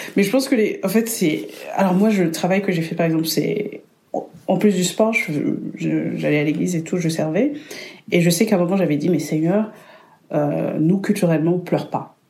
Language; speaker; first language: French; non-native, local second language; Rundi